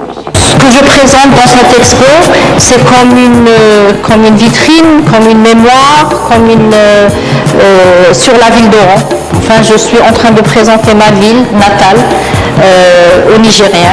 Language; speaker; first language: French; non-native, local second language; Arabic